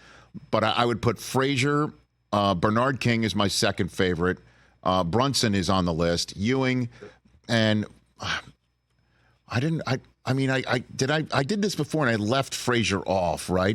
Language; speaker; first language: English; native; English